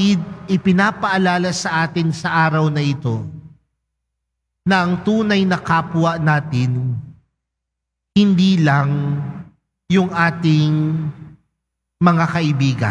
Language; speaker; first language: Filipino; native; Filipino